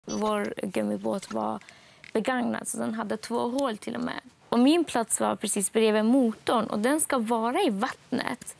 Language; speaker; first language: Swedish; non-native, fluent; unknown